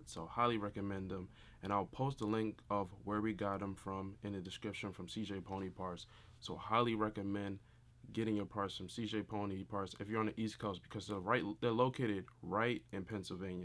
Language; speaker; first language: English; native; English